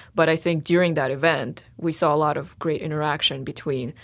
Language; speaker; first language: English; non-native, fluent; Russian